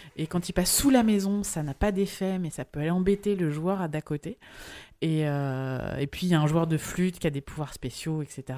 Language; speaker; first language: French; native; French